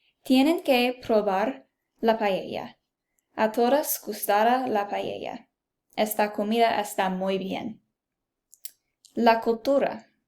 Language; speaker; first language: Spanish; non-native, learner; English